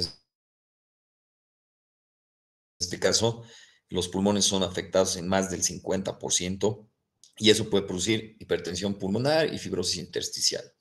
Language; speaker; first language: Spanish; native; Spanish